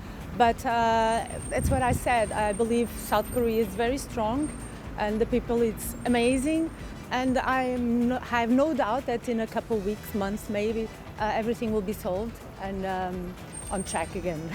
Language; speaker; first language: English; non-native, fluent; Portuguese